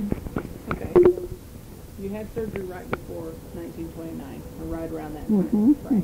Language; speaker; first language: English; native; English